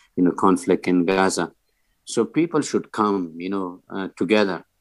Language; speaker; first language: English; non-native, fluent; Persian